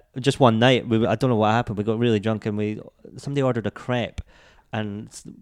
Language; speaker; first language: English; native; English